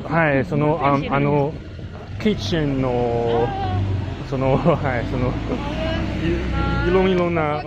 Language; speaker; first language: Japanese; non-native, learner; English